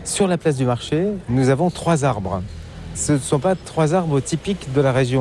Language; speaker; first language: French; native; French